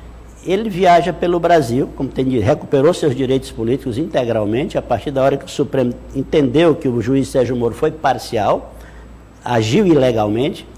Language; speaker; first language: Portuguese; native; Portuguese